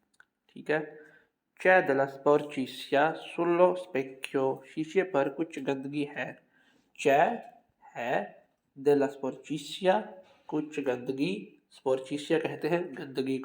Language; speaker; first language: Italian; non-native, fluent; Urdu